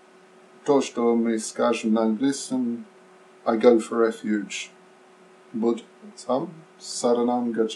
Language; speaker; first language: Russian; non-native, fluent; English